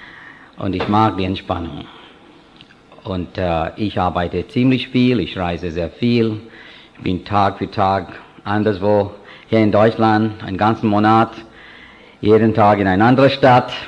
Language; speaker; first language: German; non-native, fluent; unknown